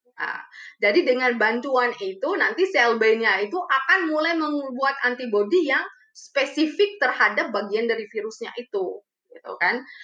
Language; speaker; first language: Indonesian; early bilingual, other home language; Romanian